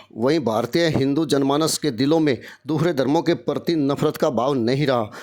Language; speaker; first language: Hindi; native; Hindi